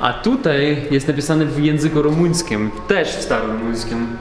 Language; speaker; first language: Polish; non-native, learner; Russian